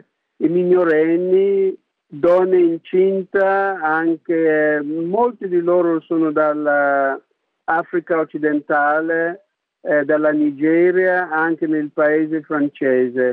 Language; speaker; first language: Italian; non-native, local second language; English